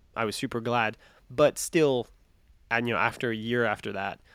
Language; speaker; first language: English; non-native, fluent; French